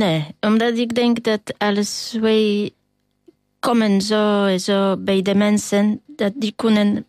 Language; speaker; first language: Dutch; non-native, fluent; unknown